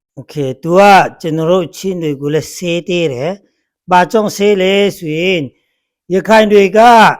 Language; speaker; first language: Burmese; non-native, local second language; Hakha Chin